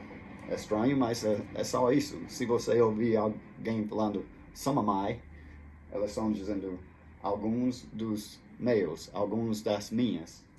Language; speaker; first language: Portuguese; non-native, fluent; English